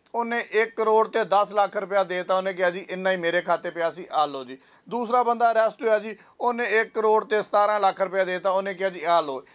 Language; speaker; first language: Punjabi; native; Punjabi